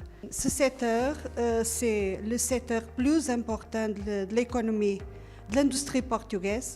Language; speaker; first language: French; non-native, learner; Portuguese